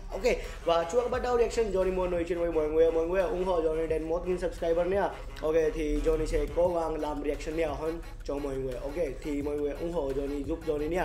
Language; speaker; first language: Vietnamese; non-native, learner; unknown